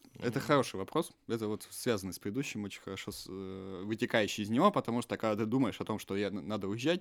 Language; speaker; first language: Russian; native; Russian